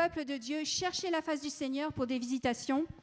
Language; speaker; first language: French; native; French